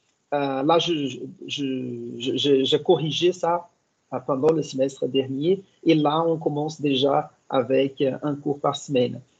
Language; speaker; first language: French; non-native, fluent; Portuguese